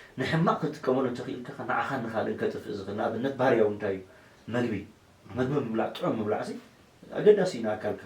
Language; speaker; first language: Tigrinya; non-native, local second language; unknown